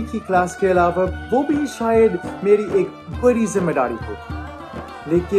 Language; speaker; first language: Hindi; non-native, fluent; English